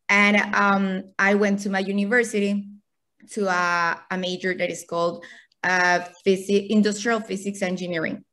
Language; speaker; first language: English; non-native, fluent; Spanish